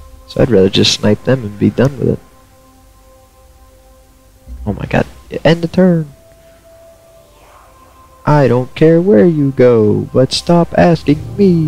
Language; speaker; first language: English; native; English